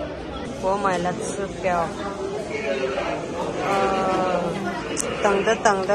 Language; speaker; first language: Chinese; non-native, learner; Nepali